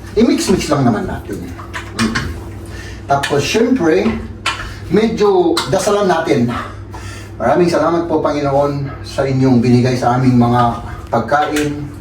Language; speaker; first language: Filipino; native; Filipino